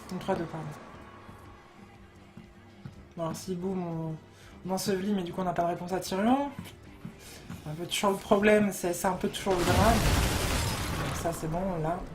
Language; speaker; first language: French; native; French